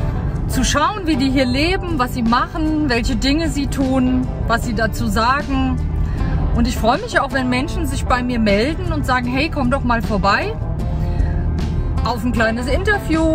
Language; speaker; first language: German; native; German